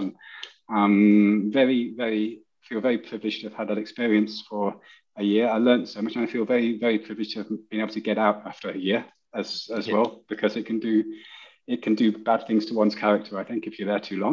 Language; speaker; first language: English; native; English